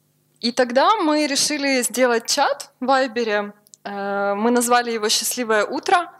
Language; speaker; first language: Russian; native; Russian